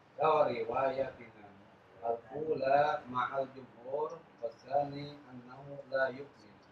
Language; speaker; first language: Arabic; non-native, fluent; Indonesian